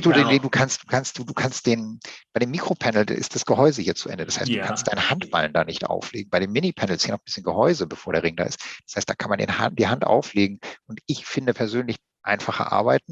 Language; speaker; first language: German; native; German